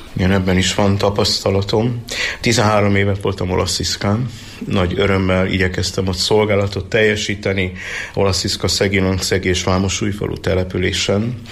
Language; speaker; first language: Hungarian; native; Hungarian